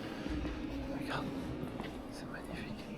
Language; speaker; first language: French; native; French